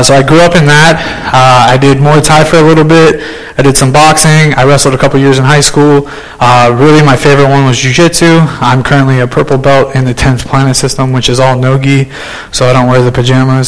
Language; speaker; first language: English; native; English